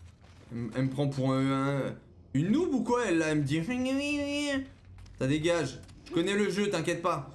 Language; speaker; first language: French; native; French